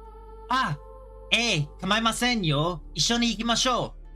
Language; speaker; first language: Japanese; non-native, learner; English